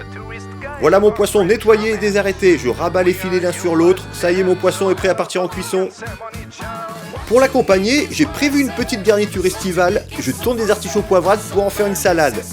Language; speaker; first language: French; native; French